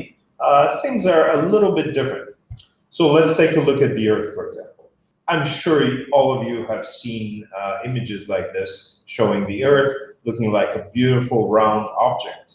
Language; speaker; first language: English; non-native, fluent; Bulgarian